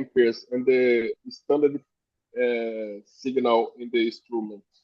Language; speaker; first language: English; non-native, learner; Portuguese